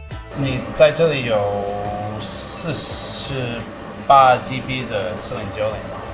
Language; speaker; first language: Chinese; non-native, learner; English